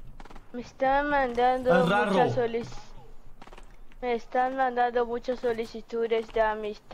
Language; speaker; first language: Spanish; native; Spanish